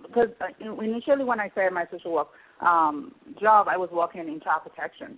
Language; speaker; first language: English; non-native, local second language; Yoruba